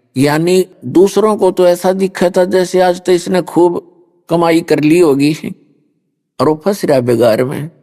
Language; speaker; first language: Hindi; native; Hindi